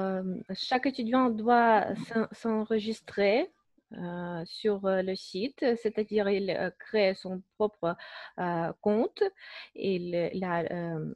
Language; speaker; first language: French; non-native, fluent; Russian